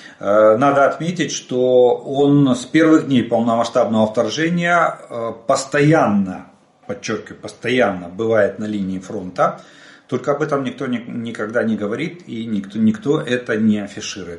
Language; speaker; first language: Russian; native; Russian